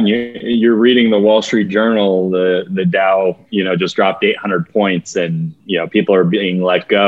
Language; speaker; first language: English; native; English